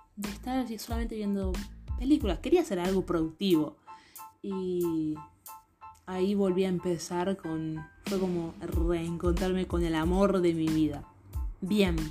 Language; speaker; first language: Spanish; non-native, fluent; Haitian Creole